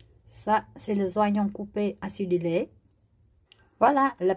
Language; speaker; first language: French; non-native, learner; Vietnamese